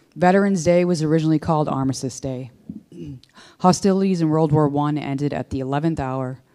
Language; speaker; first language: English; native; English